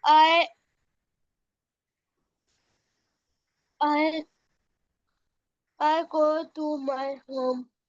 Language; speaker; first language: English; non-native, learner; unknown